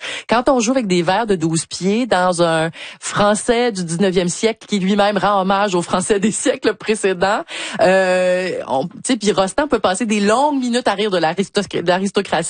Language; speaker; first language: French; native; French